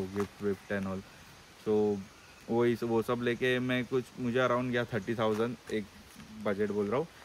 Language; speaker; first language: Hindi; non-native, local second language; Marathi